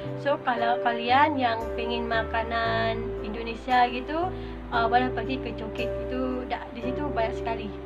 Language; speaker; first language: Indonesian; non-native, local second language; Madurese